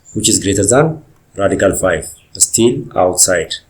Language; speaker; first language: English; non-native, local second language; Amharic